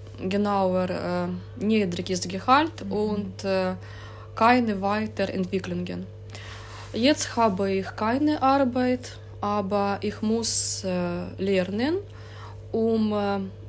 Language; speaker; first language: German; non-native, learner; Ukrainian